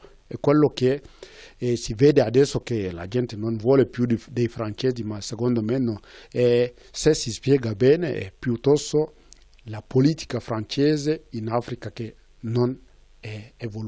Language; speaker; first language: Italian; non-native, fluent; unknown